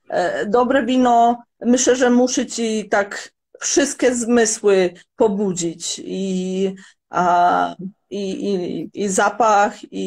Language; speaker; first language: Polish; non-native, fluent; Croatian